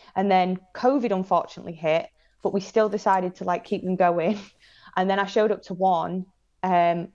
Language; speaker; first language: English; native; English